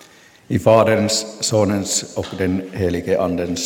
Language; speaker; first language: Swedish; non-native, local second language; Finnish